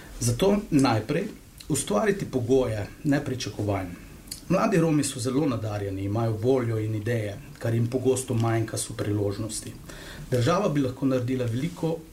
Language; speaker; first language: Slovenian; native; Slovenian